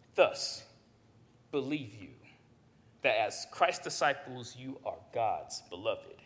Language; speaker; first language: English; native; English